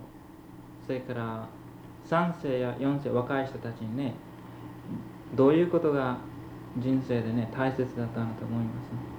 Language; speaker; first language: Japanese; early bilingual, heritage; Japanese